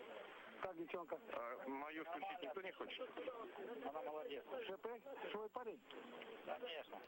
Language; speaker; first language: Russian; native; Russian